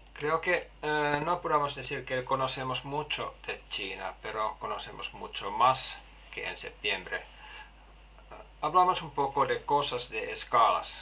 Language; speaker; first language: Spanish; non-native, fluent; Finnish